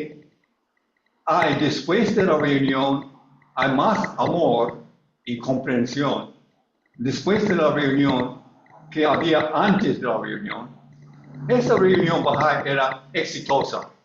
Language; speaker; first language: Spanish; non-native, learner; English